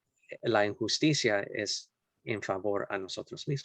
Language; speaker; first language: Spanish; non-native, fluent; English